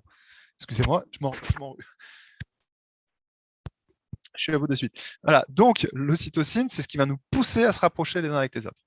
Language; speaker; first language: French; native; French